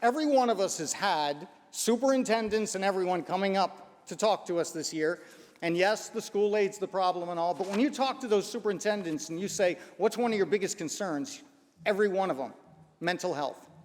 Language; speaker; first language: English; native; English